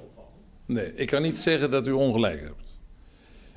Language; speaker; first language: Dutch; native; Dutch